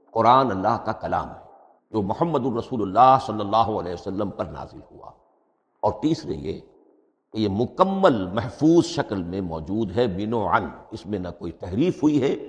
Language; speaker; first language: Urdu; native; Urdu